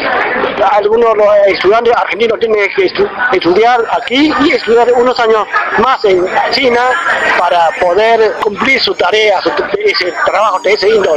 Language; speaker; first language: Spanish; non-native, fluent; Chinese